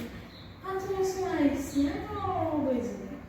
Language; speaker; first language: Portuguese; non-native, learner; Haitian Creole